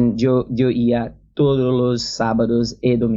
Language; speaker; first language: Spanish; non-native, learner; Portuguese